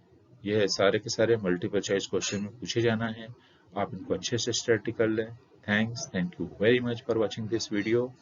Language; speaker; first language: Hindi; native; Hindi